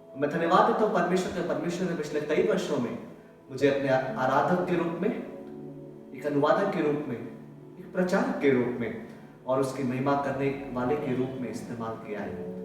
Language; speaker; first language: Hindi; native; Hindi